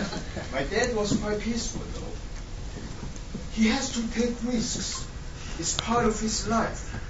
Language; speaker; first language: English; non-native, fluent; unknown